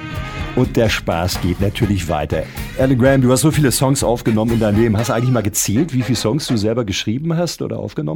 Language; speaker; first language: German; native; German